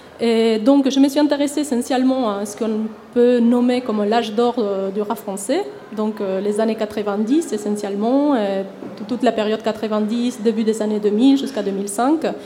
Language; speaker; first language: French; non-native, fluent; Spanish